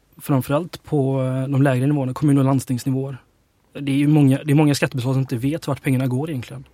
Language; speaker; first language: Swedish; early bilingual, other home language; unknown